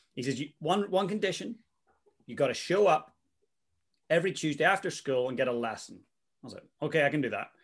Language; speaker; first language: English; native; English